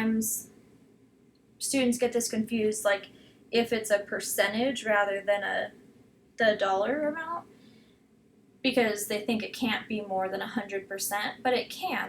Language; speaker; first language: English; native; English